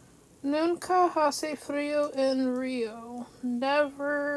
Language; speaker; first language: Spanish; non-native, learner; English